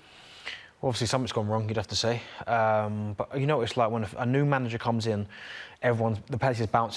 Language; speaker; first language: English; native; English